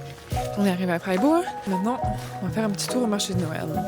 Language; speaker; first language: French; native; French